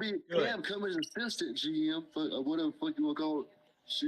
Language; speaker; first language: English; native; English